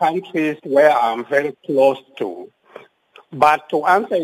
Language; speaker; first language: English; non-native, local second language; Luo (Kenya and Tanzania)